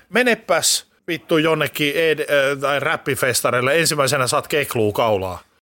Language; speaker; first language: Finnish; native; Finnish